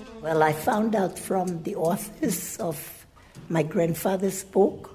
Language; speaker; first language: English; early bilingual, other home language; German